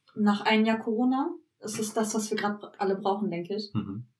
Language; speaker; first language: German; early bilingual, other home language; Turkish